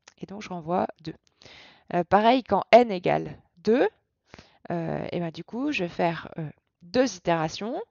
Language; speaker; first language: French; native; French